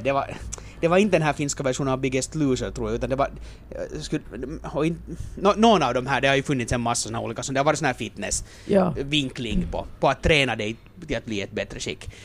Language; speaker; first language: Swedish; native; Swedish